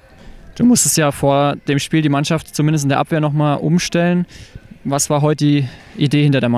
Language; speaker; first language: German; native; German